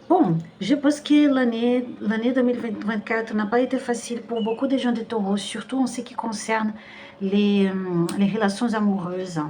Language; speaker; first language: French; non-native, fluent; Portuguese